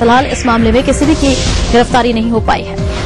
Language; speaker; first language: Hindi; native; Hindi